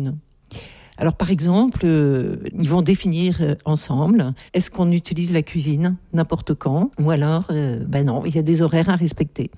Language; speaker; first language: French; native; French